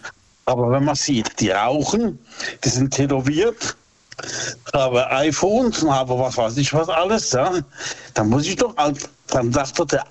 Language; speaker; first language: German; native; German